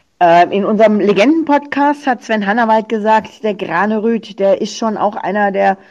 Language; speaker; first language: German; native; German